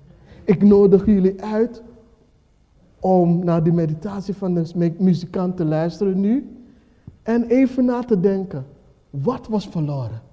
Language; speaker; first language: Dutch; non-native, fluent; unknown